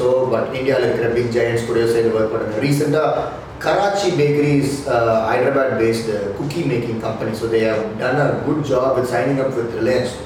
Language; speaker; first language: English; non-native, local second language; Tamil